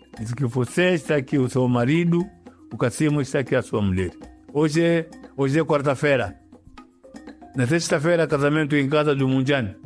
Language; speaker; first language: Portuguese; non-native, local second language; Yao